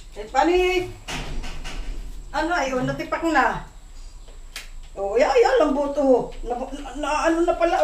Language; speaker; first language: Filipino; native; Filipino